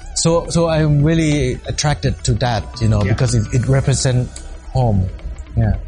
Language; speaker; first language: English; non-native, fluent; Thai